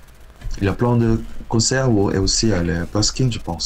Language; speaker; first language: French; non-native, learner; Korean